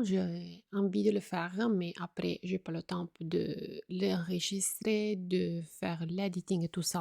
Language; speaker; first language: French; non-native, fluent; Italian